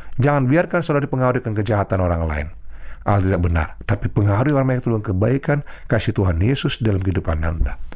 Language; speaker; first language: Indonesian; non-native, local second language; Batak Toba